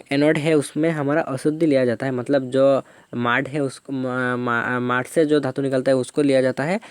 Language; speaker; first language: Hindi; non-native, local second language; Bangla